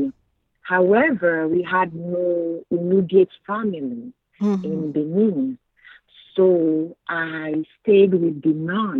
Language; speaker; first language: English; non-native, fluent; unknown